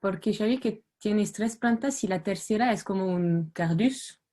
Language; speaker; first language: Spanish; non-native, fluent; French